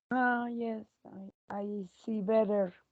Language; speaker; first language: English; non-native, learner; Spanish